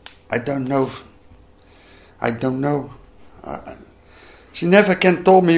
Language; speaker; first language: English; non-native, learner; Dutch